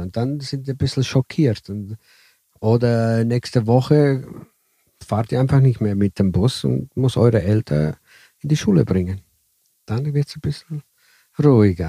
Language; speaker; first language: German; early bilingual, heritage; Italian